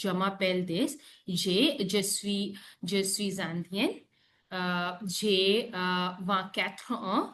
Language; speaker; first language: French; non-native, learner; Hindi